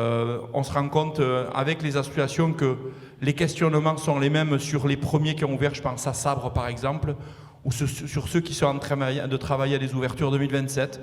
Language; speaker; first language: French; native; French